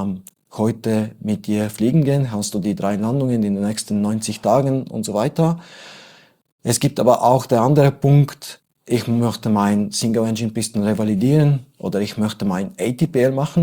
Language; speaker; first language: German; non-native, fluent; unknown